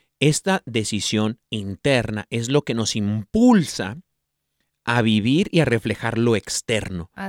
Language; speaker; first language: Spanish; early bilingual, heritage; Spanish